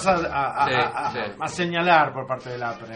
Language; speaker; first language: Spanish; native; Spanish